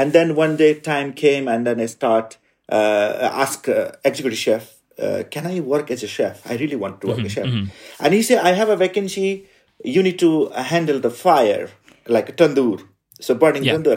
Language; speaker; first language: English; non-native, local second language; Nepali